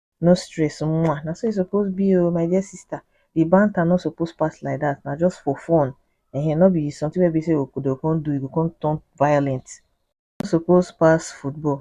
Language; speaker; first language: Nigerian Pidgin; native; Nigerian Pidgin